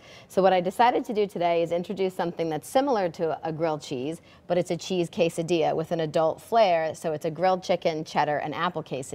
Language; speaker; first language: English; native; English